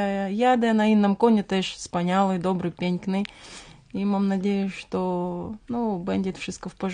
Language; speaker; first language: Polish; non-native, learner; Ukrainian